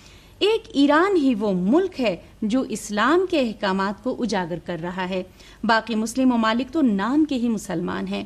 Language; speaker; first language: Urdu; native; Urdu